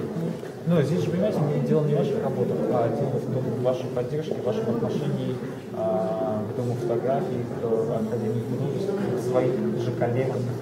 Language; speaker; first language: Russian; native; Russian